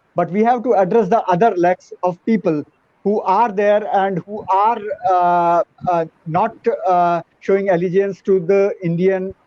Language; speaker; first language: English; non-native, local second language; Hindi